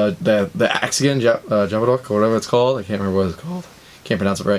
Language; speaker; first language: English; native; English